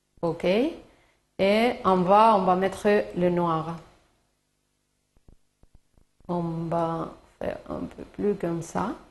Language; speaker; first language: French; non-native, learner; Spanish